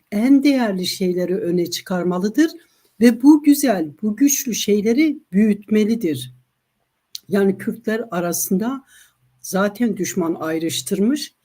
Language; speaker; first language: Turkish; non-native, local second language; Kurdish